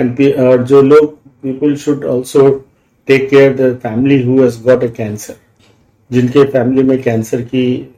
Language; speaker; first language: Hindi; native; Hindi